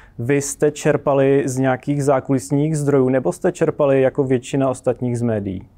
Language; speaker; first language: Czech; native; Czech